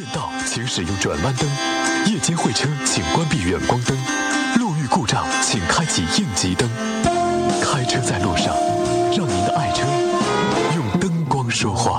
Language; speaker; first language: Chinese; native; Chinese